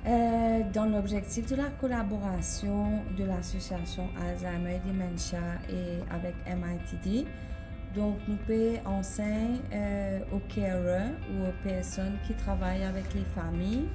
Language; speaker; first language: French; non-native, local second language; Morisyen